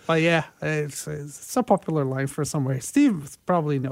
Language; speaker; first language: English; non-native, fluent; Portuguese